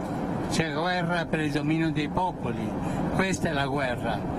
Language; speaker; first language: Italian; non-native, fluent; Spanish